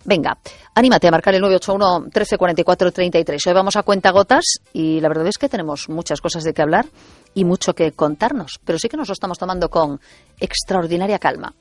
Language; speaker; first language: Spanish; native; Spanish